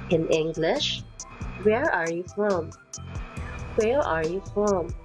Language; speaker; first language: English; non-native, local second language; Cebuano